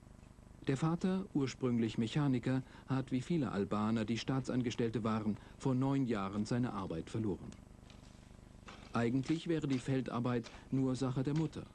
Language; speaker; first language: German; native; German